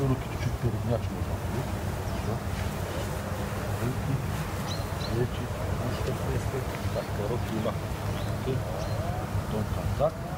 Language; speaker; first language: Russian; non-native, learner; Bulgarian